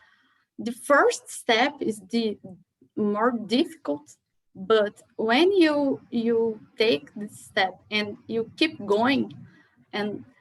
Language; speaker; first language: English; non-native, learner; Portuguese